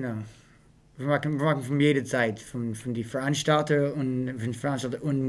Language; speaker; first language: German; non-native, learner; English